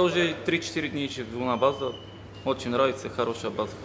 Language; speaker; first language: Russian; non-native, learner; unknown